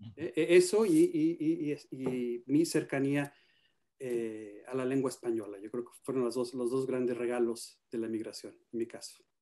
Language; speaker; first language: Spanish; native; Spanish